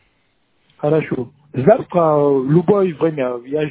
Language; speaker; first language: Russian; non-native, fluent; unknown